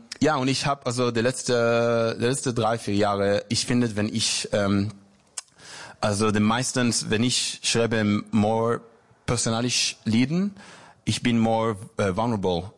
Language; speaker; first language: German; non-native, learner; Hebrew